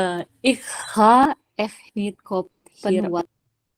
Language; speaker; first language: Dutch; non-native, learner; Indonesian